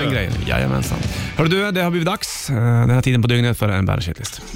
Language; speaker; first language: Swedish; native; Swedish